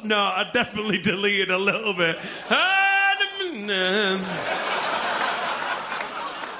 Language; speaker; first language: English; native; English